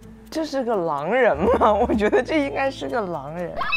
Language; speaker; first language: Chinese; native; Chinese